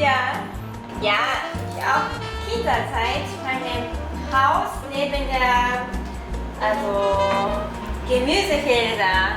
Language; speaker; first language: German; non-native, learner; Japanese